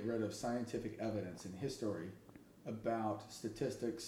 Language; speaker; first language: English; native; English